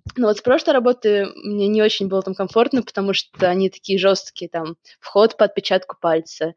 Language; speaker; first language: Russian; native; Russian